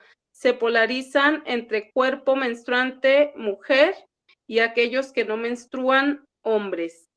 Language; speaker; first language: Spanish; native; Spanish